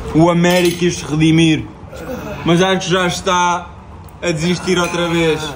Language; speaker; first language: Portuguese; native; Portuguese